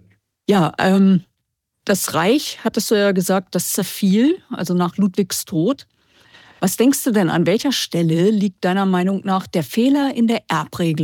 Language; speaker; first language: German; native; German